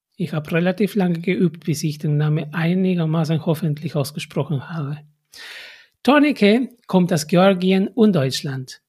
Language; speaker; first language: German; non-native, fluent; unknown